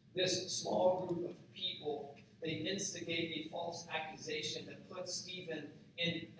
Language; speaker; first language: English; native; English